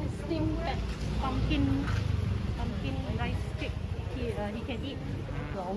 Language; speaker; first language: English; non-native, fluent; Korean